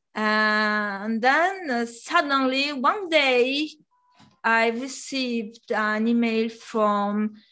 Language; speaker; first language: English; non-native, fluent; Italian